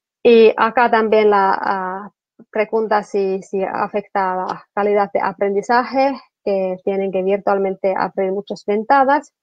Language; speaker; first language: Spanish; non-native, fluent; Finnish